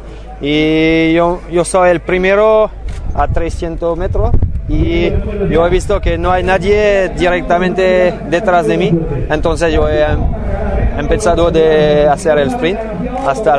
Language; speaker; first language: Spanish; non-native, learner; French